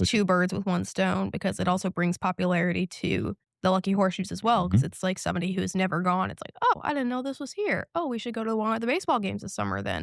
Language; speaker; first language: English; native; English